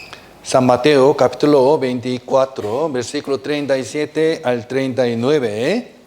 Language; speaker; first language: Spanish; non-native, fluent; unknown